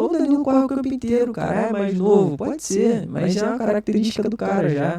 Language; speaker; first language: Portuguese; native; Portuguese